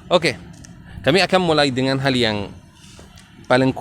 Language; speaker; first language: Indonesian; non-native, learner; Arabic